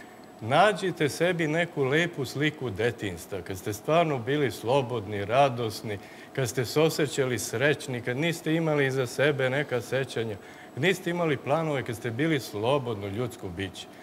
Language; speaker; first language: Serbian; native; Serbian